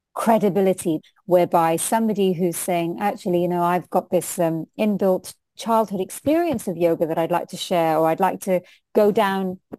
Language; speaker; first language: English; non-native, local second language; Hindi